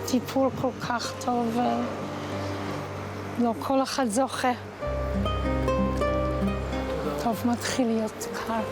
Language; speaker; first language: Hebrew; non-native, fluent; English